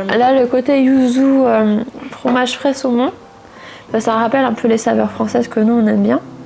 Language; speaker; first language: French; native; French